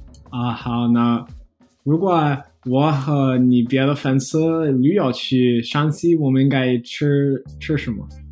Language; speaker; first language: Chinese; non-native, learner; English